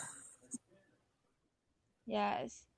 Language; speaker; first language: English; non-native, learner; Vietnamese